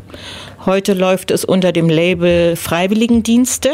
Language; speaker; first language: German; native; German